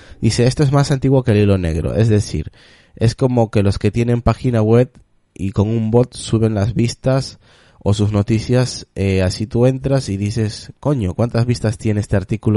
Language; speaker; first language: Spanish; native; Spanish